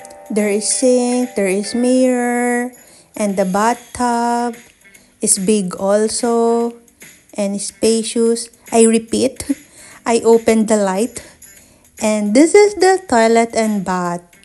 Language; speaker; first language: English; non-native, local second language; Filipino